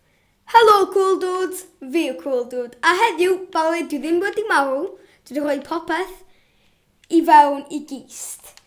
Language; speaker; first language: Welsh; non-native, local second language; English